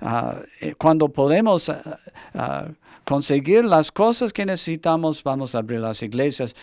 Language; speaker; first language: Spanish; non-native, fluent; English